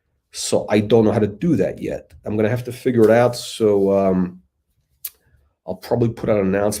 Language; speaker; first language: English; native; English